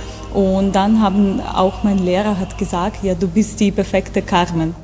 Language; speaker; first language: German; non-native, fluent; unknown